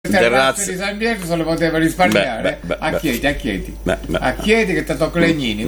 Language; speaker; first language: Italian; native; Italian